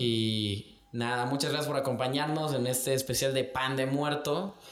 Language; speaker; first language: Spanish; native; Spanish